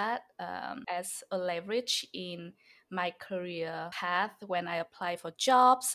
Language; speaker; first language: English; non-native, fluent; Vietnamese